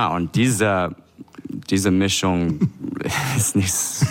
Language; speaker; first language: German; non-native, fluent; English